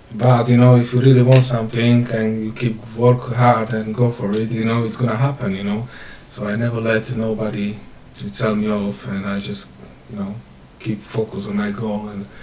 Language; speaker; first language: English; non-native, fluent; Slovak